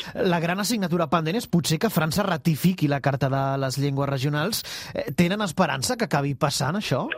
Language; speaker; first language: Catalan; native; Catalan